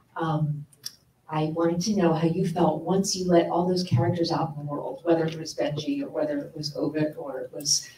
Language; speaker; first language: English; native; English